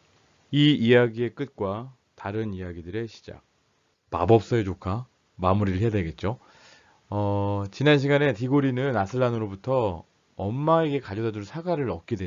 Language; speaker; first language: Korean; native; Korean